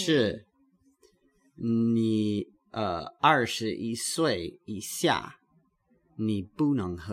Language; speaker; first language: Chinese; non-native, learner; English